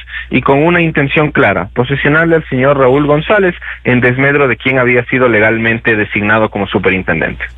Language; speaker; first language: Spanish; native; Spanish